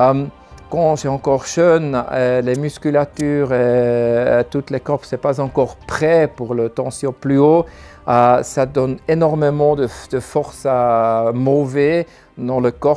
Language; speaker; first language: French; non-native, learner; German